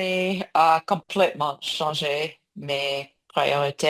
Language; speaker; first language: French; non-native, learner; English